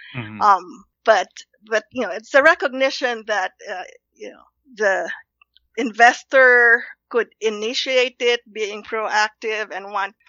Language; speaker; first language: English; non-native, local second language; Filipino